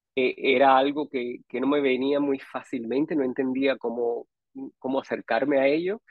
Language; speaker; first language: Spanish; native; Spanish